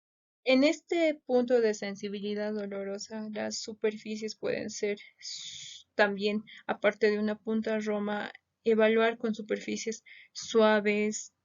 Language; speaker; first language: Spanish; native; Spanish